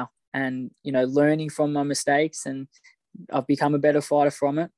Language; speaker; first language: English; native; English